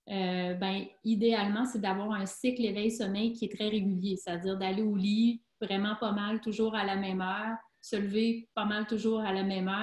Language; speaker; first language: French; native; French